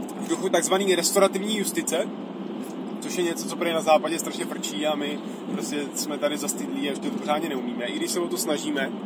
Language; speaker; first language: Czech; native; Czech